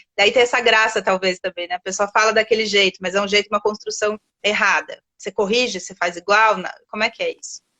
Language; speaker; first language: Portuguese; native; Portuguese